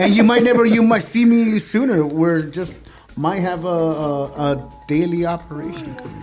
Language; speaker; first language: English; early bilingual, other home language; Spanish